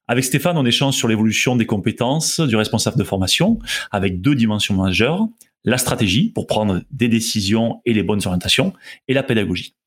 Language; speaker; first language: French; native; French